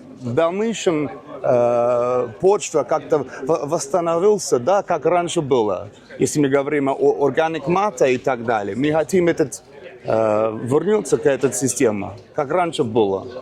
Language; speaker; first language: Russian; non-native, learner; English